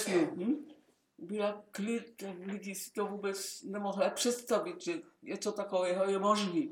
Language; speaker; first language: Czech; non-native, local second language; German